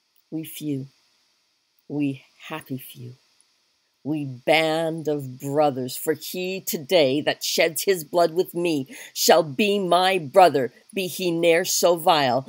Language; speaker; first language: English; native; English